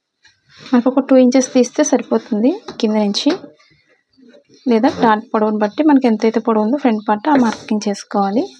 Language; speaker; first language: Telugu; native; Telugu